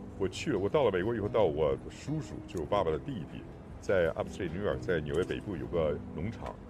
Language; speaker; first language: Chinese; non-native, local second language; English